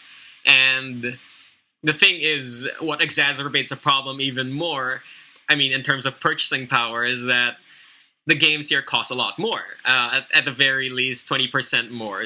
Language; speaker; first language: English; non-native, local second language; Filipino